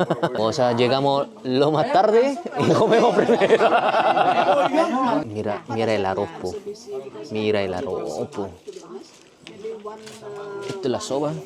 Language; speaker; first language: Spanish; non-native, fluent; Indonesian